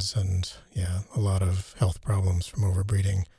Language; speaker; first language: English; native; English